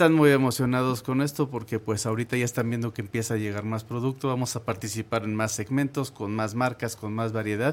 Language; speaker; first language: Spanish; native; Spanish